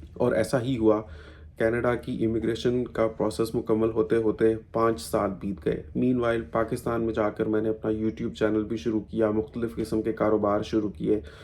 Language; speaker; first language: Urdu; native; Urdu